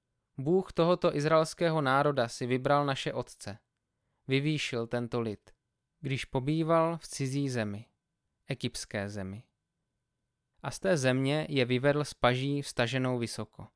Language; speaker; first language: Czech; native; Czech